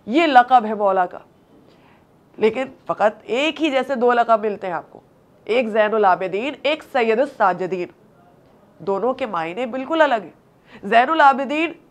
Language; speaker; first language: Hindi; native; Hindi